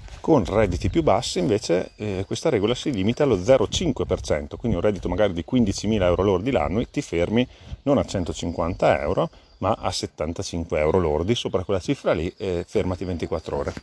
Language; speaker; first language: Italian; native; Italian